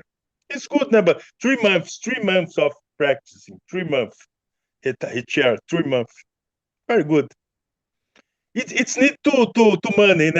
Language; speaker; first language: English; non-native, learner; Portuguese